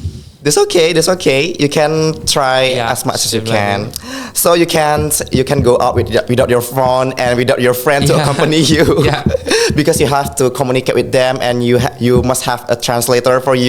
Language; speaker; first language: English; non-native, fluent; Indonesian